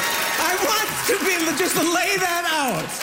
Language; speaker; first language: English; native; English